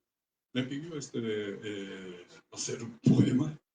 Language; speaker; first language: Spanish; non-native, learner; Japanese